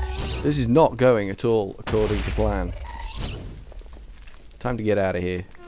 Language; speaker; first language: English; native; English